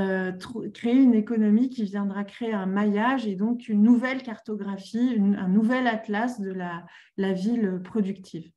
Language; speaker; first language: French; native; French